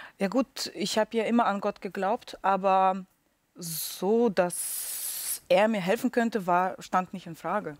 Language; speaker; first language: German; early bilingual, other home language; Russian